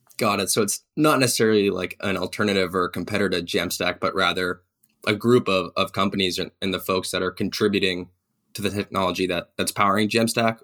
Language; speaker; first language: English; native; English